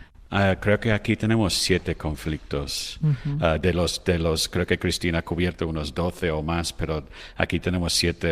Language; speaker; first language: Spanish; non-native, fluent; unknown